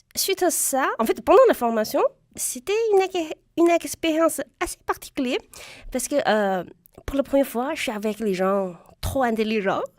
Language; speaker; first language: French; non-native, fluent; Chinese